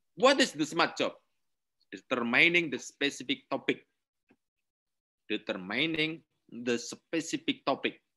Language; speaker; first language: English; non-native, learner; Indonesian